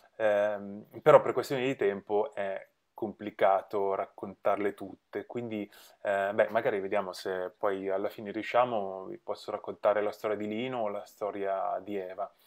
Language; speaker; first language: Italian; native; Italian